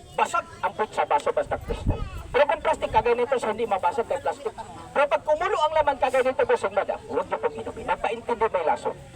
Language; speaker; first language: Filipino; non-native, local second language; Cebuano